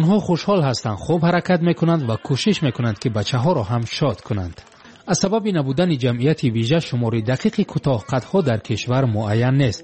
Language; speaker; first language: Tajik; native; Tajik